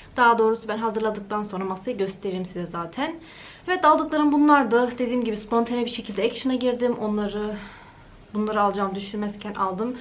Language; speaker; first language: Turkish; early bilingual, heritage; Turkish